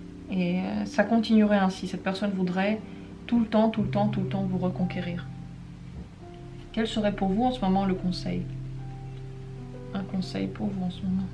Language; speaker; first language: French; native; French